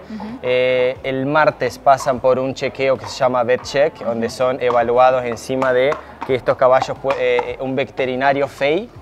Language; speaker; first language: Spanish; early bilingual, heritage; Spanish